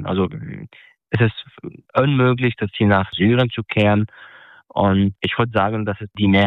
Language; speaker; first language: German; non-native, fluent; Arabic